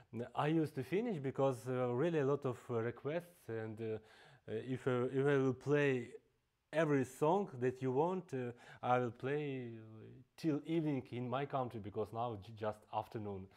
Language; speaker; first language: English; non-native, fluent; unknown